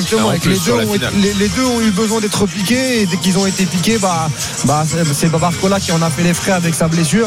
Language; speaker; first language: French; native; French